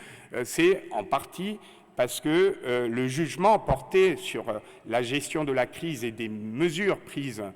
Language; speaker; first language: French; native; French